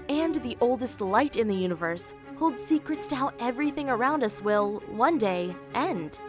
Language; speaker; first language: English; native; English